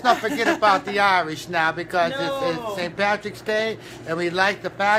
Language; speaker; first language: English; native; English